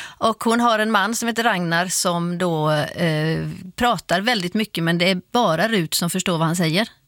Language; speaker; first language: Swedish; native; Swedish